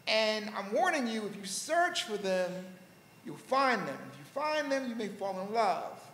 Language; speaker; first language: English; native; English